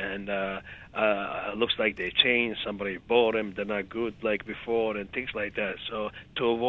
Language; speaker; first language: English; non-native, fluent; Serbian